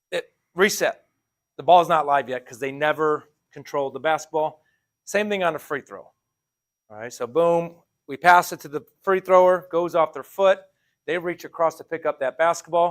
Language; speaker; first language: English; native; English